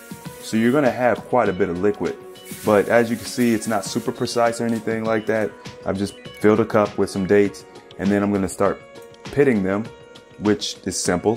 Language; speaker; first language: English; native; English